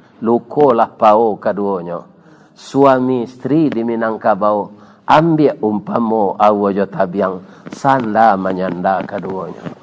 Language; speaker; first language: Malay; non-native, local second language; Minangkabau